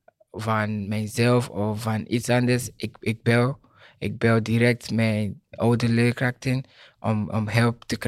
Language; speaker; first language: Dutch; non-native, learner; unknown